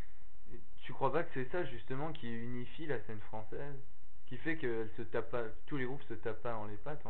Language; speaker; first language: French; native; French